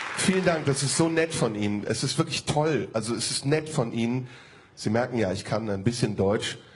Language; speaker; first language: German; early bilingual, other home language; Turkish